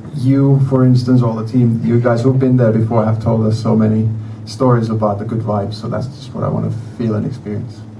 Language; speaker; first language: English; non-native, fluent; Finnish